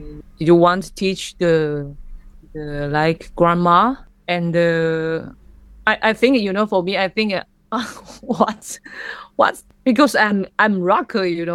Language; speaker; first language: English; non-native, learner; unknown